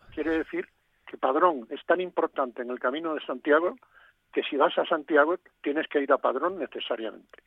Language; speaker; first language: Spanish; non-native, local second language; Galician